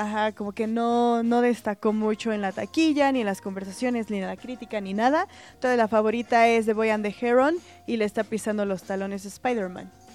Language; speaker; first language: Spanish; native; Spanish